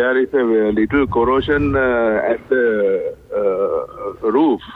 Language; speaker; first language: English; non-native, learner; Sinhala